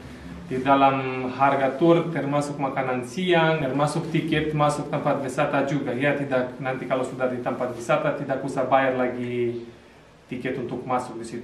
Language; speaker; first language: Indonesian; non-native, fluent; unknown